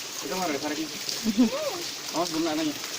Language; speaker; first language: Spanish; native; Spanish